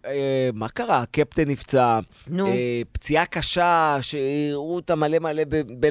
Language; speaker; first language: Hebrew; native; Hebrew